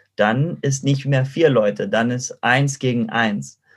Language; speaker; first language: German; non-native, fluent; Spanish